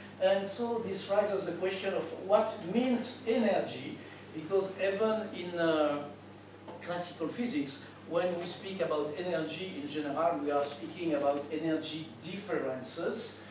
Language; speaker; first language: English; non-native, fluent; French